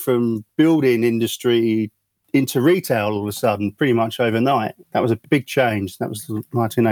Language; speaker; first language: English; native; English